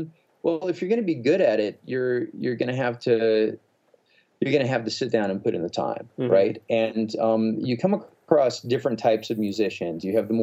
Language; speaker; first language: English; native; English